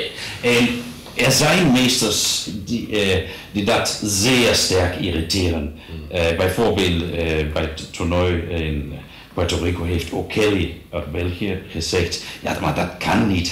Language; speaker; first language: Dutch; non-native, fluent; Danish